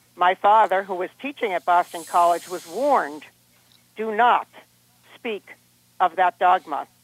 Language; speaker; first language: English; native; English